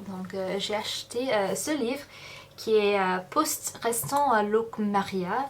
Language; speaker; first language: French; non-native, fluent; English